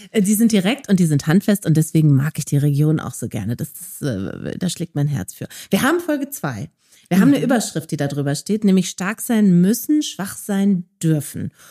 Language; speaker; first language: German; native; German